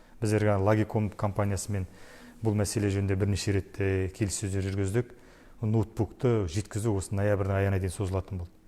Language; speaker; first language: Kazakh; native; Kazakh